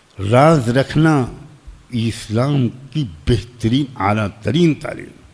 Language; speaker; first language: Urdu; native; Urdu